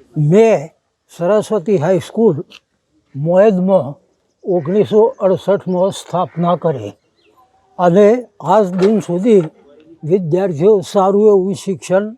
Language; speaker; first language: Gujarati; native; Gujarati